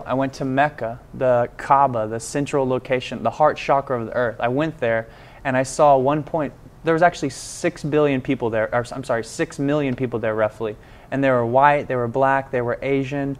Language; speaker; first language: English; native; English